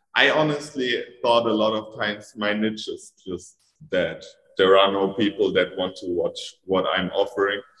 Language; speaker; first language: English; non-native, fluent; German